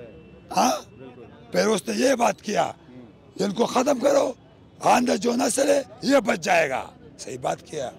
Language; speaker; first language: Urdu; non-native, local second language; Pashto